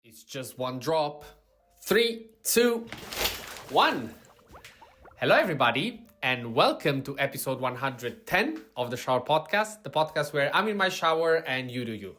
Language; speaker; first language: English; non-native, fluent; Italian